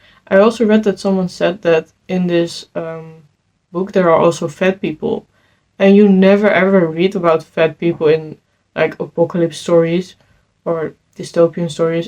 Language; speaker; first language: English; non-native, fluent; Dutch